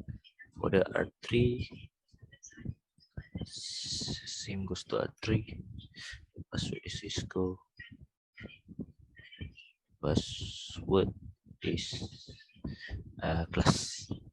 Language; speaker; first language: English; non-native, local second language; Malay